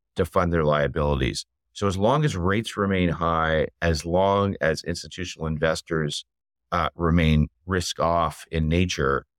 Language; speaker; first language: English; native; English